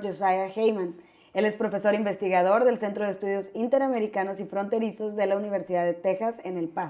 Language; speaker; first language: Spanish; native; Spanish